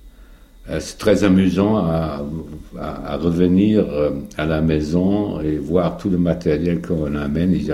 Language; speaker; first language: French; non-native, fluent; German